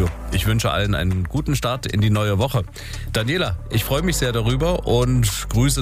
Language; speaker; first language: German; native; German